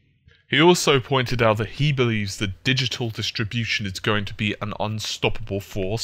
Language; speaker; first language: English; native; English